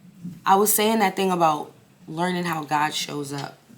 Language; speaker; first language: English; native; English